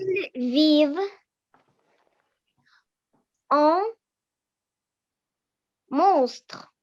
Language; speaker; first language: French; non-native, learner; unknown